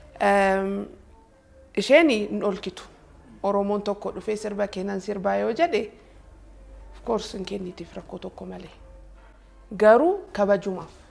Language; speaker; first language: Oromo; early bilingual, heritage; Oromo